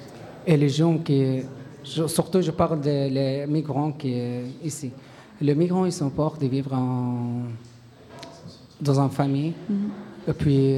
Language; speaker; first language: French; non-native, learner; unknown